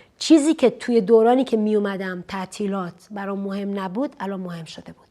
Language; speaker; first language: Persian; native; Persian